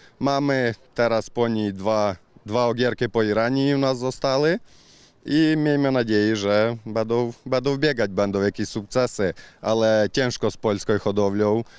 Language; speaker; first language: Polish; non-native, learner; Ukrainian